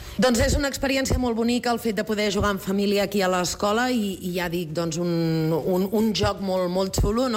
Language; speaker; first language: Catalan; native; Catalan